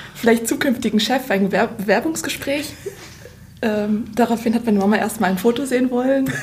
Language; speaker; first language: German; native; German